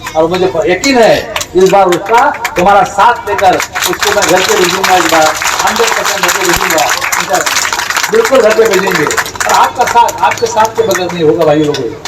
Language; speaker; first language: Hindi; non-native, local second language; Urdu